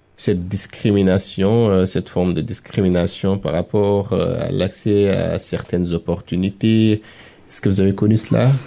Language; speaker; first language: French; non-native, local second language; Wolof